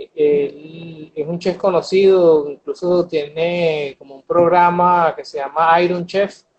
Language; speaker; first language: Spanish; native; Spanish